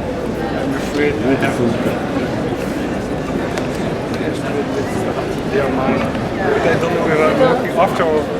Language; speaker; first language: English; non-native, learner; French